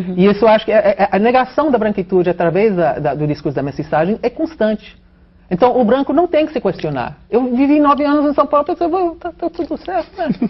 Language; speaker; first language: Portuguese; non-native, fluent; English